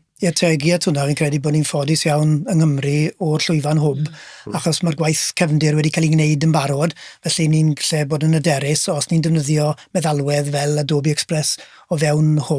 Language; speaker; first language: Welsh; native; Welsh